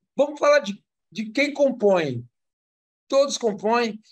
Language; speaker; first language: Portuguese; native; Portuguese